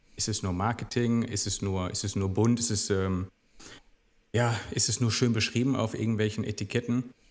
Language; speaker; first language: German; native; German